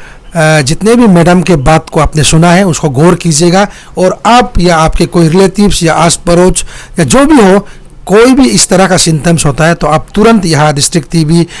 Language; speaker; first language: Hindi; non-native, local second language; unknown